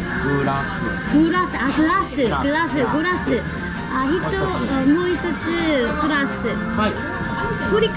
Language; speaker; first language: Japanese; non-native, learner; Korean